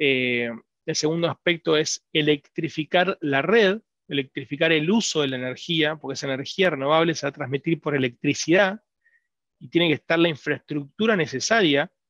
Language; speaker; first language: Spanish; native; Spanish